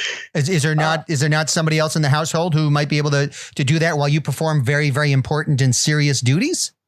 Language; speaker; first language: English; native; English